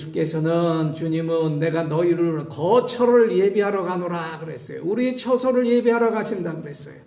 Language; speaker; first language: Korean; native; Korean